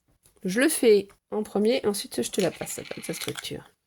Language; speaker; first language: French; native; French